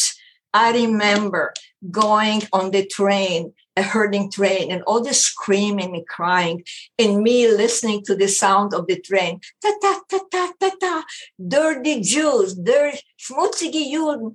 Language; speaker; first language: English; non-native, fluent; German